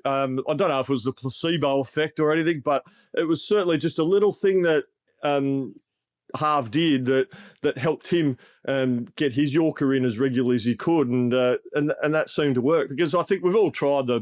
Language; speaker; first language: English; native; English